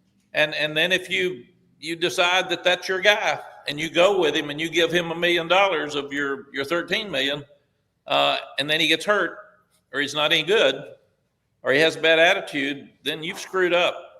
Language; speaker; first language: English; native; English